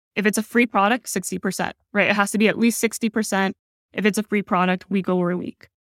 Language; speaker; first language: English; native; English